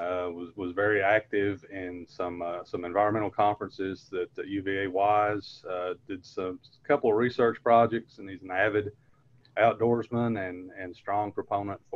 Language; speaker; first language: English; native; English